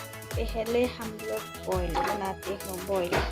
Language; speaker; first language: Hindi; non-native, local second language; Bodo